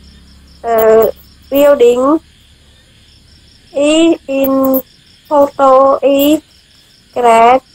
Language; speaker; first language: English; non-native, learner; Khmer